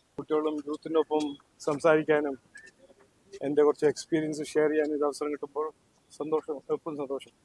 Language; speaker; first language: Malayalam; early bilingual, heritage; Malayalam